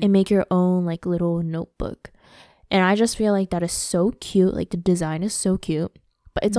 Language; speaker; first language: English; early bilingual, other home language; Japanese